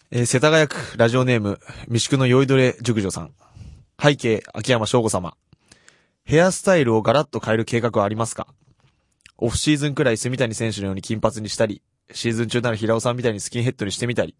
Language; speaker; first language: Japanese; native; Japanese